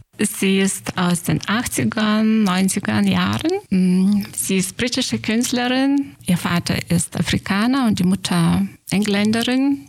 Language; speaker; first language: German; non-native, fluent; Lithuanian